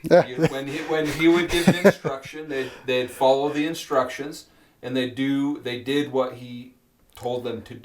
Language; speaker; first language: English; native; English